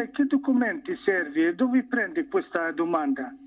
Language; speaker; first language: Italian; non-native, learner; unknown